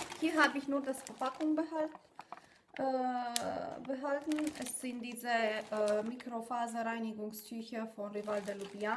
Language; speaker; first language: German; non-native, fluent; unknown